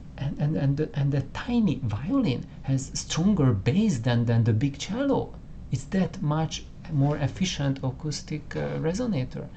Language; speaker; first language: English; non-native, fluent; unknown